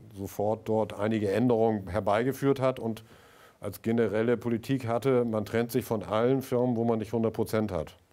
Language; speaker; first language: German; native; German